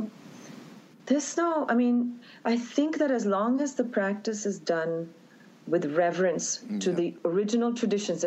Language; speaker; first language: English; native; English